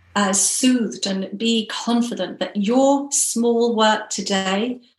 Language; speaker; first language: English; native; English